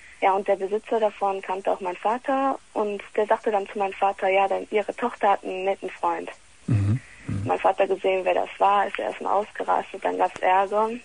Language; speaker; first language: German; early bilingual, other home language; Italian